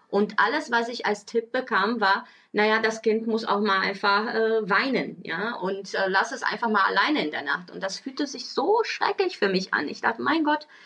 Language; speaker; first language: German; early bilingual, other home language; Portuguese